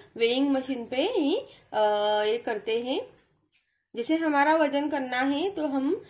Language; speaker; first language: Hindi; non-native, local second language; Marathi